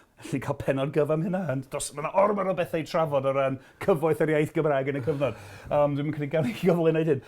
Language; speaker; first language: Welsh; non-native, fluent; English